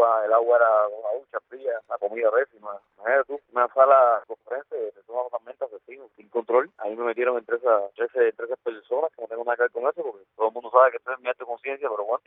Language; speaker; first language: Spanish; native; Spanish